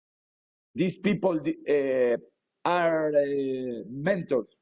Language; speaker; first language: English; non-native, learner; Spanish